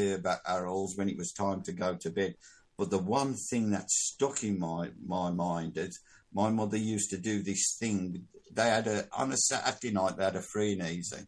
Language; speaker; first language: English; native; English